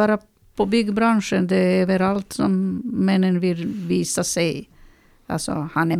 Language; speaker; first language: Swedish; non-native, learner; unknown